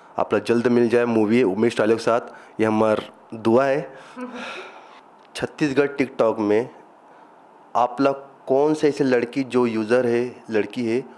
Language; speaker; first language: Hindi; native; Hindi